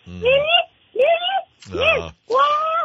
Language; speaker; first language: English; non-native, learner; Thai